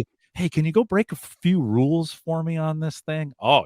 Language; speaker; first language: English; native; English